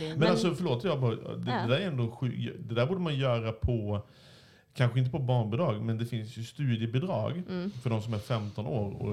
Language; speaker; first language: Swedish; native; Swedish